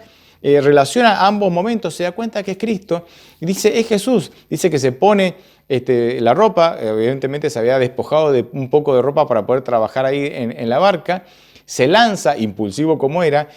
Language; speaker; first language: Spanish; native; Spanish